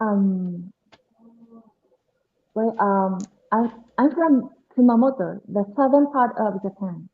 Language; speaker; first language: English; non-native, learner; Japanese